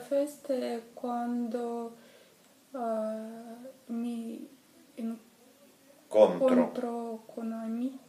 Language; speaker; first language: Italian; non-native, learner; Russian